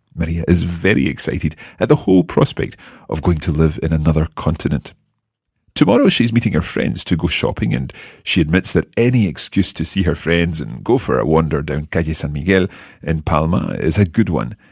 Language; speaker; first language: English; native; English